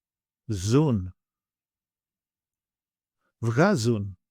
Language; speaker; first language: Greek; native; Greek